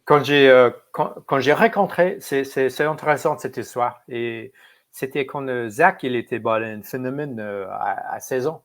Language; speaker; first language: French; non-native, fluent; English